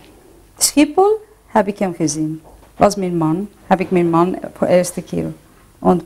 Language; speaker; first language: Dutch; non-native, fluent; Persian